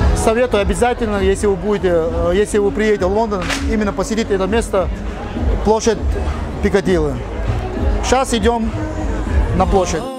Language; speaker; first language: Russian; non-native, local second language; Chechen